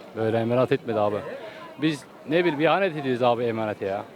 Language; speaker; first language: Turkish; native; Turkish